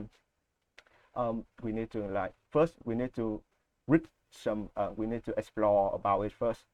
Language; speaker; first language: English; non-native, learner; Vietnamese